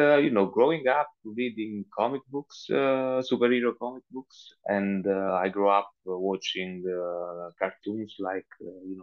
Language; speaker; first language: English; non-native, fluent; Italian